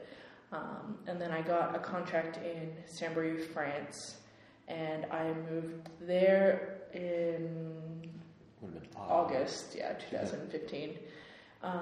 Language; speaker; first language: English; native; English